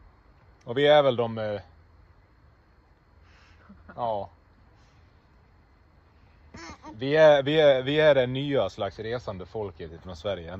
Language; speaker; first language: Swedish; native; Swedish